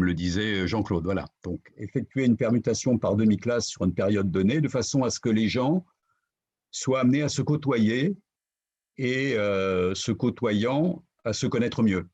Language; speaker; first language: French; native; French